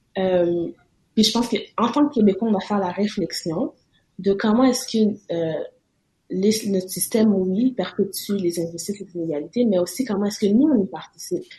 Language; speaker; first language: French; native; French